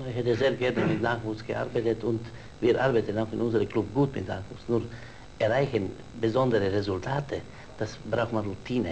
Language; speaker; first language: German; non-native, fluent; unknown